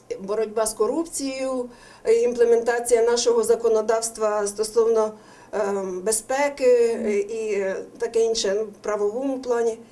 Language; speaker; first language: Ukrainian; native; Ukrainian